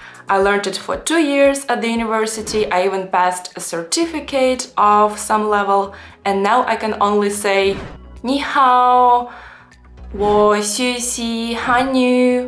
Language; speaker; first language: English; non-native, fluent; Russian